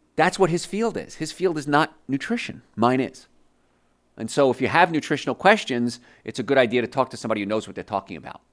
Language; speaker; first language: English; early bilingual, other home language; Italian